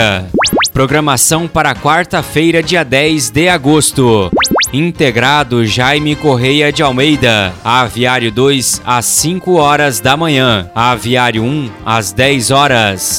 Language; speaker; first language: Portuguese; native; Portuguese